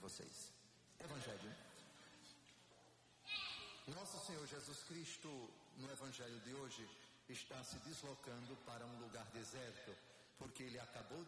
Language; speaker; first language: Portuguese; native; Portuguese